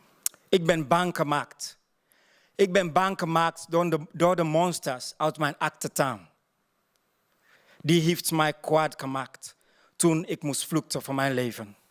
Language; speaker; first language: Dutch; non-native, fluent; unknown